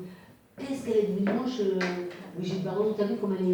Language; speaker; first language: French; native; French